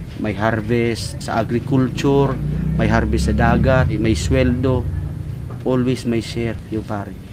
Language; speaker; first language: Filipino; non-native, local second language; Cebuano